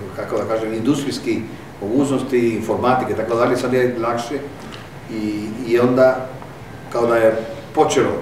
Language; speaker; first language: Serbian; non-native, fluent; Spanish